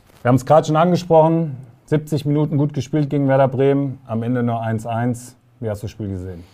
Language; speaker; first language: German; native; German